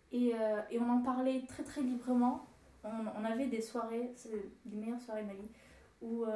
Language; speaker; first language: French; early bilingual, other home language; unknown